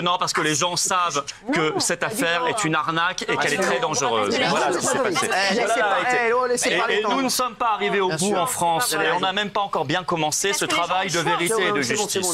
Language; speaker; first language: French; native; French